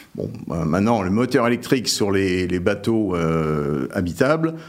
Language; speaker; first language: French; native; French